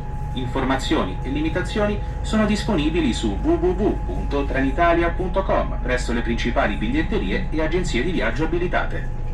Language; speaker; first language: Italian; native; Italian